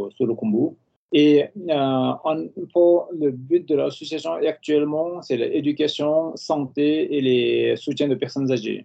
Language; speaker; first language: French; non-native, fluent; Nepali